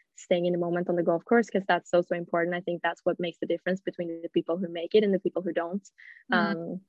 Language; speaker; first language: English; non-native, fluent; Swedish